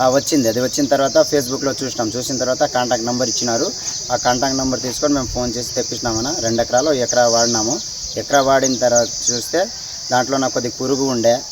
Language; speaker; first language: Telugu; non-native, local second language; Lambadi